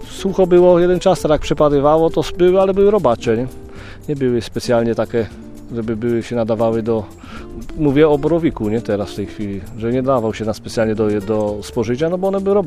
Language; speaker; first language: Polish; native; Polish